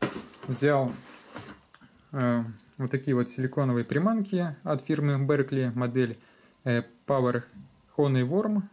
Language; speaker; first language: Russian; native; Russian